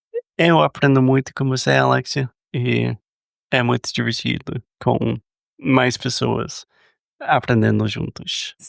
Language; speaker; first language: Portuguese; non-native, fluent; English